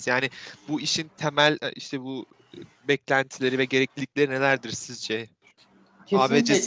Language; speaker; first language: Turkish; native; Turkish